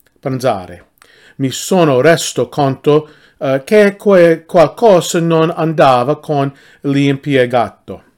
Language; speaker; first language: Italian; non-native, learner; English